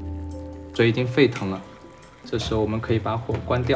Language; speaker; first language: Chinese; native; Chinese